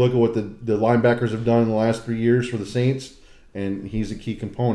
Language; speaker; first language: English; native; English